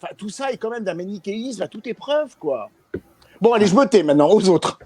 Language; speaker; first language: French; native; French